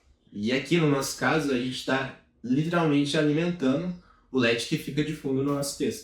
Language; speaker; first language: Portuguese; native; Portuguese